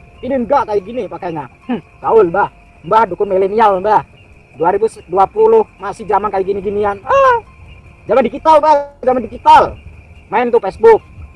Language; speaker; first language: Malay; non-native, local second language; Javanese